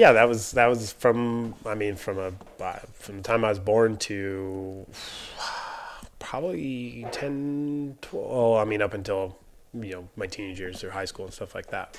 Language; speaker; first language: English; native; English